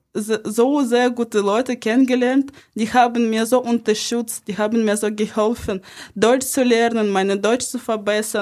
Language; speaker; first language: German; non-native, fluent; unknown